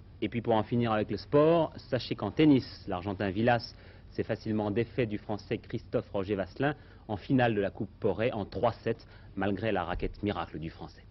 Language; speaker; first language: French; native; French